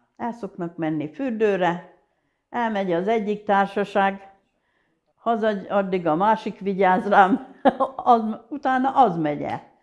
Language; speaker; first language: Hungarian; native; Hungarian